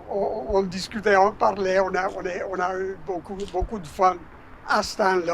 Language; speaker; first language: French; non-native, fluent; Italian